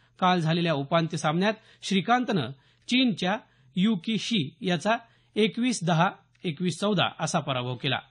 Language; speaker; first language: Marathi; native; Marathi